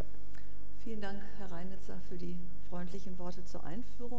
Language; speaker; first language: German; native; German